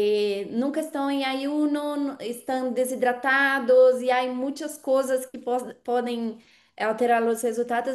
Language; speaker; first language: Portuguese; non-native, fluent; Spanish